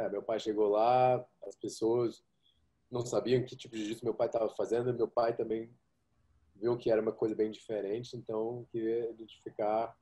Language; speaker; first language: Portuguese; early bilingual, heritage; Portuguese